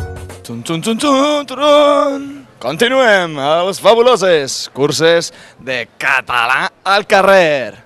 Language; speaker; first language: Catalan; non-native, learner; Spanish